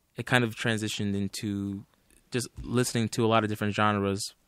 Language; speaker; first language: English; native; English